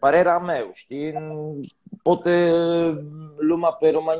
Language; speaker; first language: Romanian; non-native, learner; Polish